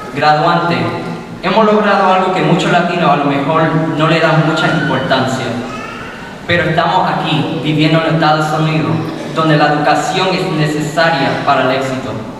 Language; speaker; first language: Spanish; early bilingual, heritage; Spanish